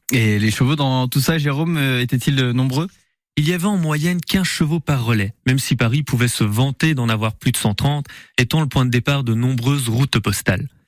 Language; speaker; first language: French; native; French